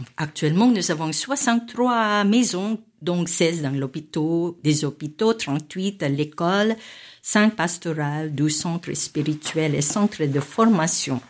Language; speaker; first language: French; non-native, fluent; Filipino